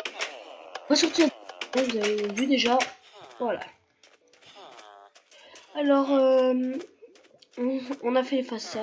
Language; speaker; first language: French; native; French